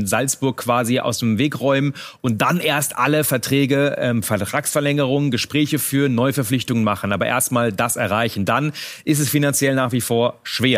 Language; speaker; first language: German; native; German